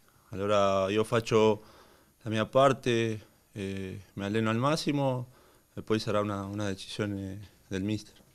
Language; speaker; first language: Italian; non-native, learner; Spanish